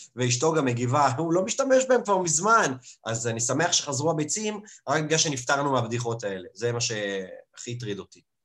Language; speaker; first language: Hebrew; early bilingual, other home language; Russian